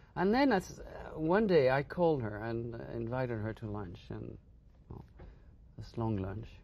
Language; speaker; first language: English; non-native, fluent; French